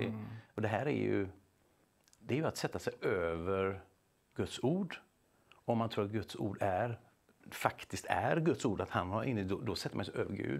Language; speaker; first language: Swedish; native; Swedish